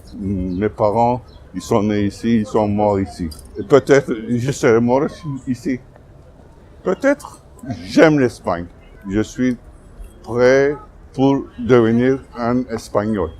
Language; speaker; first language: French; non-native, fluent; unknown